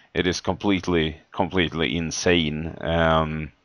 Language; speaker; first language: English; non-native, fluent; Swedish